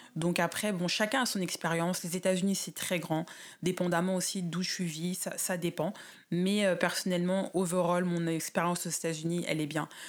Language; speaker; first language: French; native; French